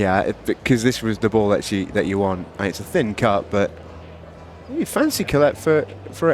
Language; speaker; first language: English; native; English